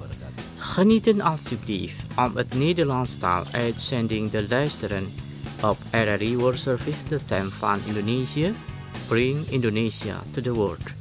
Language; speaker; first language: Dutch; non-native, learner; Indonesian